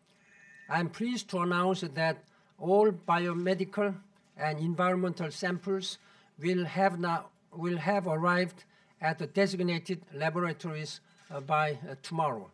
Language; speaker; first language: English; non-native, fluent; Korean